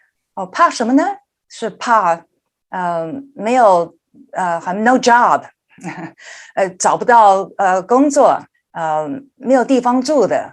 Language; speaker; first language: Chinese; early bilingual, heritage; Chinese